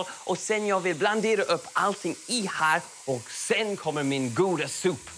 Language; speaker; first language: Swedish; non-native, learner; English